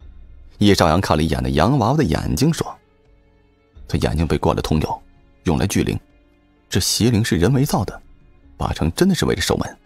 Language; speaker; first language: Chinese; native; Chinese